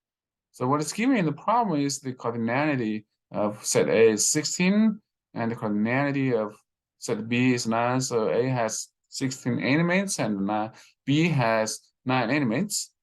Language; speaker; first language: English; non-native, fluent; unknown